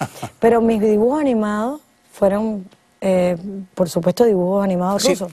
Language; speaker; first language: Spanish; native; Spanish